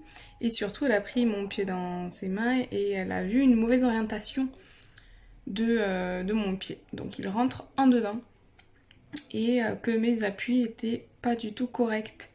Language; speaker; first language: French; native; French